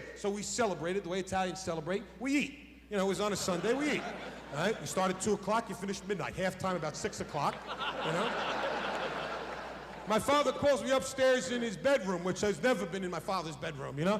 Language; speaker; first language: English; native; English